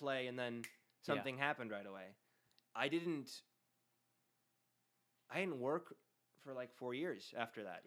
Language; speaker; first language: English; early bilingual, other home language; Spanish